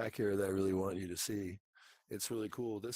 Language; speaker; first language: English; native; English